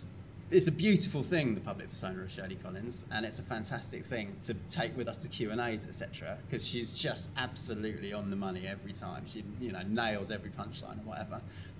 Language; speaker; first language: English; native; English